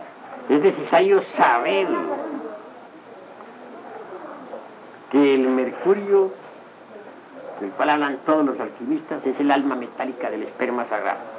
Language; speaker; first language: Spanish; native; Spanish